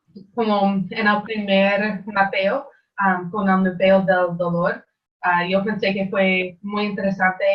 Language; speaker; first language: Spanish; non-native, learner; English